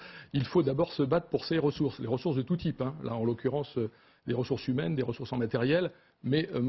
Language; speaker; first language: French; native; French